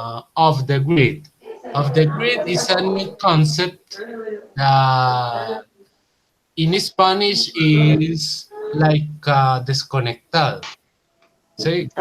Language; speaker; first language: English; non-native, learner; Spanish